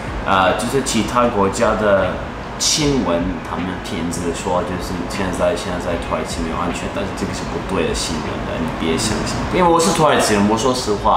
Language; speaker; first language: Chinese; non-native, learner; Turkish